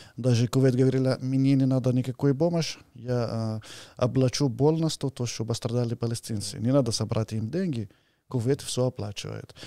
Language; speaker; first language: Russian; non-native, fluent; Arabic